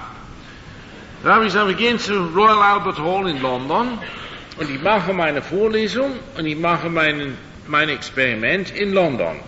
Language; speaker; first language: German; non-native, fluent; English